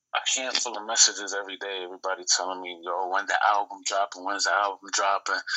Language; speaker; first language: English; native; English